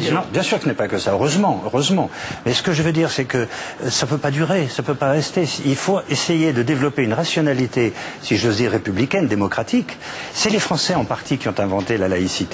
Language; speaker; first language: French; native; French